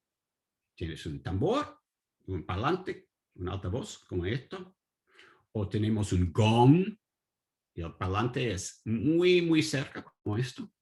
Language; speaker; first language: Spanish; non-native, learner; English